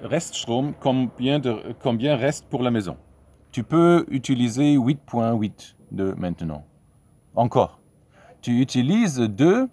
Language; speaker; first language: French; non-native, fluent; German